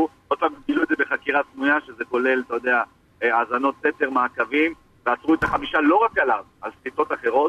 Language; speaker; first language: Hebrew; native; Hebrew